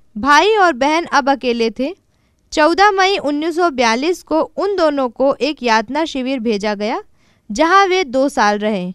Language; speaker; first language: Hindi; native; Hindi